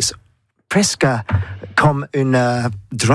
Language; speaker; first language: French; non-native, learner; English